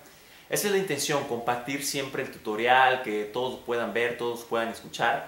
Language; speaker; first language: Spanish; native; Spanish